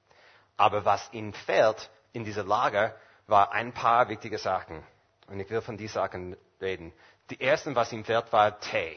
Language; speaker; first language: German; non-native, fluent; English